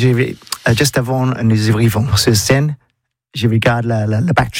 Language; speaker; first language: French; non-native, learner; English